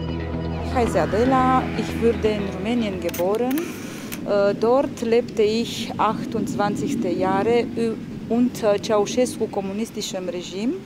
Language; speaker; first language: German; non-native, learner; Romanian